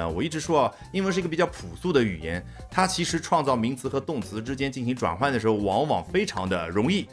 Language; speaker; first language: Chinese; native; Chinese